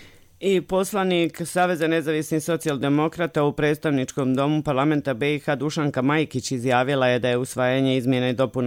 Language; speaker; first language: Croatian; native; Croatian